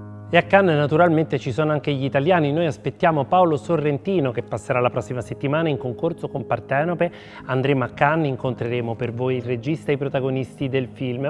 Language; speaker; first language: Italian; native; Italian